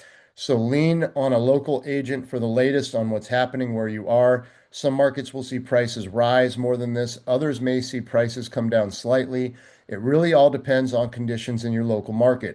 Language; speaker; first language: English; native; English